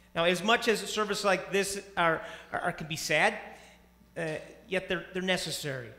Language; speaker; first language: English; native; English